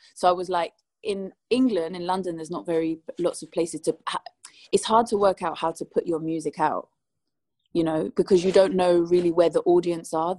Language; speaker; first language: English; early bilingual, other home language; Spanish